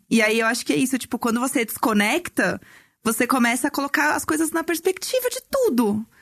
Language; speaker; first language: Portuguese; native; Portuguese